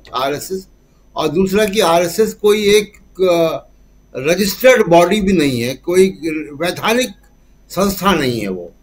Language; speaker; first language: Hindi; native; Hindi